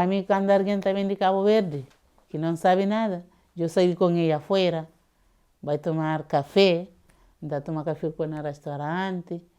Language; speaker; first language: Portuguese; non-native, learner; Kabuverdianu